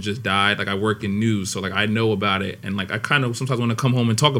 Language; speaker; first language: English; native; English